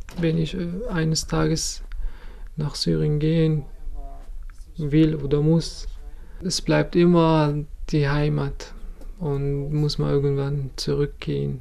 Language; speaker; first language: German; non-native, fluent; Kurdish